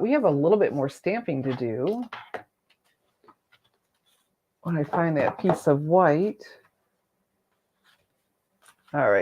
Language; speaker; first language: English; native; English